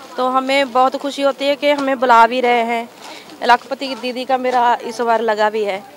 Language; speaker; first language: Hindi; native; Hindi